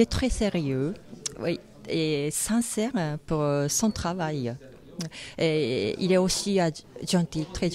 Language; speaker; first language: French; non-native, learner; Japanese